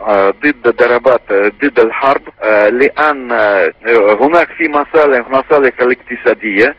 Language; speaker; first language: Arabic; non-native, fluent; Russian